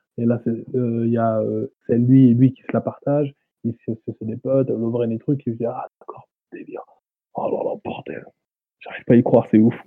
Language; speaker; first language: French; native; French